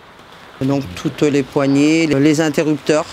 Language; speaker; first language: French; native; French